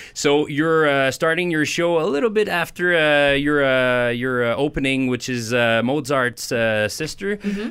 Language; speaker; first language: English; non-native, fluent; French